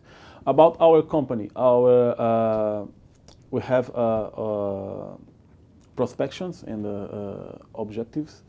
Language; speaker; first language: English; non-native, learner; Portuguese